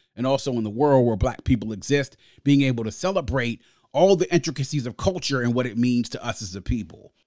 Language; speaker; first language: English; native; English